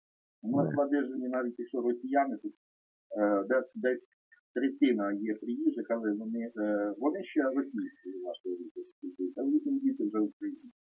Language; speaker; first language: Ukrainian; non-native, local second language; Russian